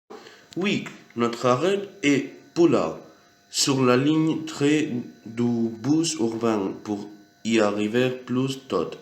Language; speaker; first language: French; non-native, learner; Spanish